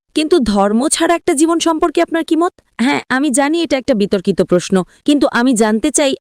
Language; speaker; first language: Bangla; non-native, fluent; Italian